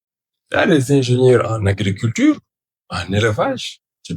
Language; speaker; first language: French; non-native, local second language; Wolof